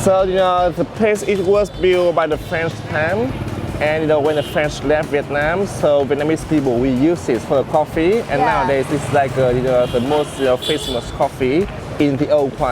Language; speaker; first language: English; non-native, fluent; Vietnamese